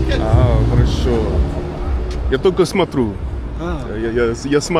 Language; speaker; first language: Russian; non-native, learner; English